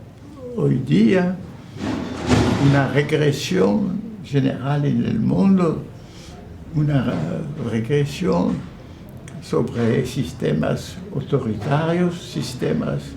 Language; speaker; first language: Spanish; non-native, fluent; French